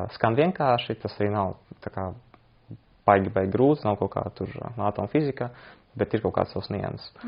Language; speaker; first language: Latvian; non-native, local second language; Russian